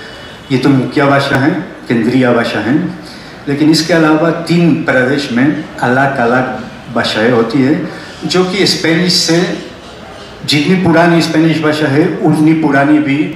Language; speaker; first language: Hindi; non-native, fluent; Spanish